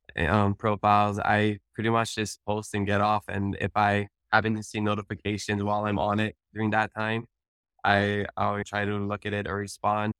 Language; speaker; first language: English; early bilingual, other home language; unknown